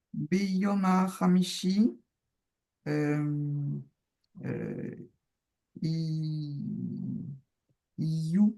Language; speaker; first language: Hebrew; non-native, learner; French